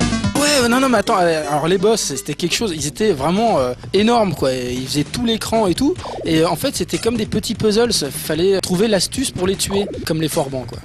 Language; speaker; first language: French; native; French